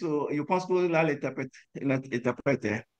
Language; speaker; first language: French; non-native, learner; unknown